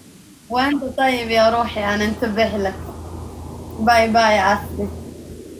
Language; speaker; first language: Arabic; native; Arabic